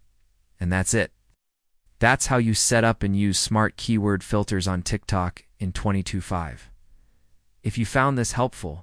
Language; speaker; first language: English; native; English